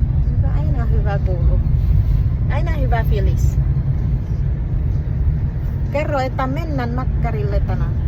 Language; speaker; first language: Finnish; non-native, learner; Filipino